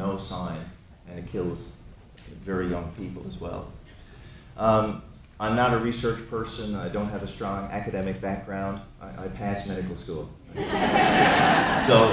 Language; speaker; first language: English; native; English